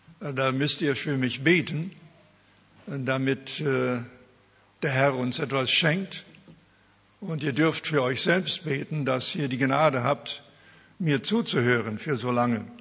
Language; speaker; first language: German; early bilingual, heritage; German